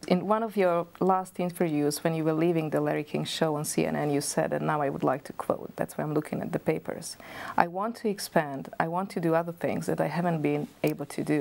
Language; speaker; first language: English; non-native, fluent; Slovak